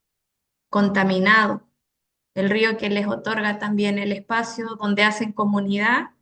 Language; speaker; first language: Spanish; native; Spanish